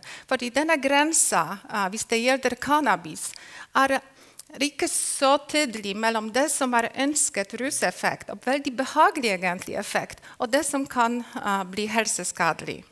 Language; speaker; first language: Norwegian; non-native, fluent; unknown